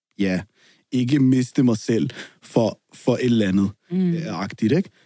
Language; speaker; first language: Danish; early bilingual, other home language; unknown